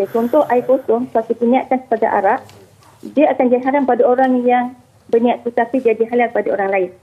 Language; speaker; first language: Malay; native; Malay